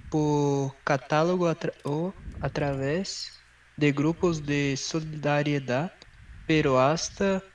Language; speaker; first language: Spanish; non-native, learner; Portuguese